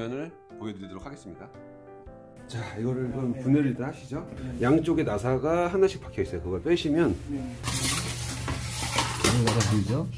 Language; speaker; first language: Korean; native; Korean